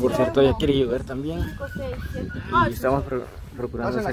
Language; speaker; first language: Spanish; native; Spanish